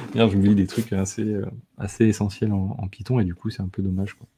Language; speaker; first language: French; native; French